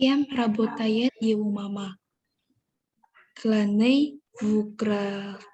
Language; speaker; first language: Russian; non-native, learner; Indonesian